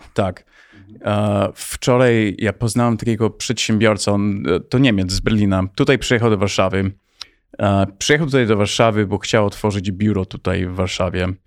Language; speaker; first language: Polish; early bilingual, heritage; Polish